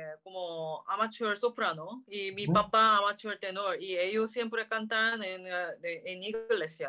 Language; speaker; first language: Spanish; non-native, learner; Korean